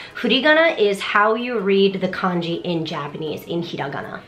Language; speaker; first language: English; native; English